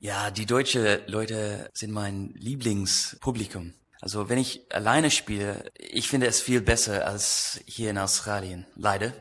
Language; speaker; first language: German; non-native, learner; English